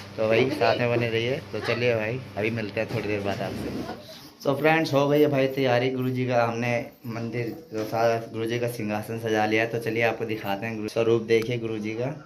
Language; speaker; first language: Hindi; native; Hindi